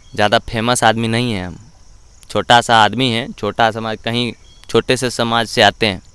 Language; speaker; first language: Hindi; native; Hindi